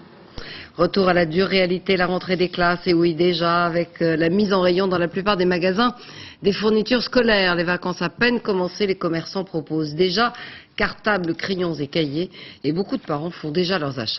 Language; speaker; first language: French; native; French